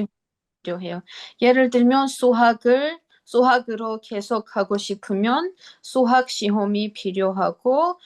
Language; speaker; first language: Korean; non-native, learner; Armenian